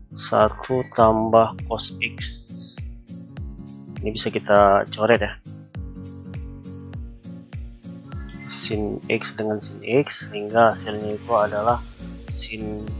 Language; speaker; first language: Indonesian; native; Indonesian